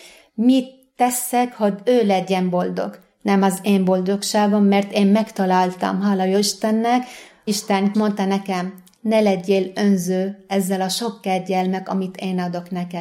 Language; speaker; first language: Hungarian; non-native, learner; Arabic